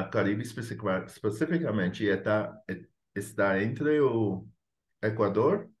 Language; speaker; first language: Portuguese; non-native, fluent; English